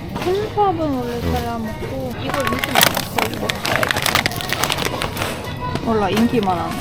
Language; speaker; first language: Korean; non-native, learner; Russian